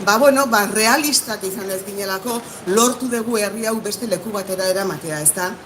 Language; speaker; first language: Basque; native; Basque